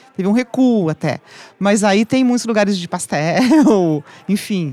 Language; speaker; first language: Portuguese; native; Portuguese